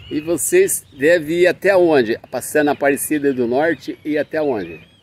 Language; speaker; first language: Portuguese; native; Portuguese